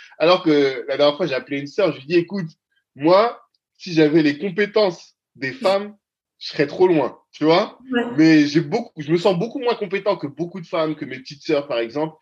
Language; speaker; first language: French; early bilingual, other home language; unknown